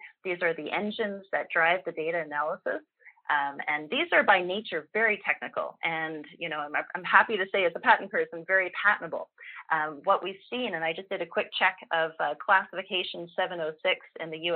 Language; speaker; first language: English; native; English